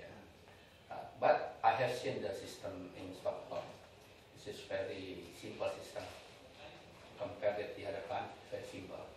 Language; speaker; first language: English; non-native, learner; Indonesian